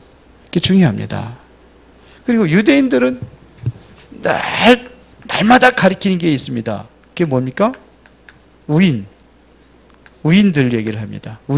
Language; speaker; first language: Korean; native; Korean